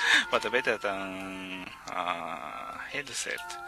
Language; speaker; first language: English; non-native, learner; Japanese